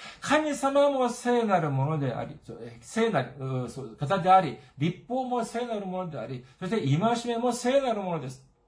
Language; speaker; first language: Japanese; non-native, fluent; Korean